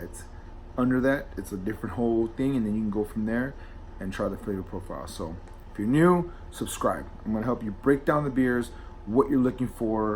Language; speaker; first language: English; native; English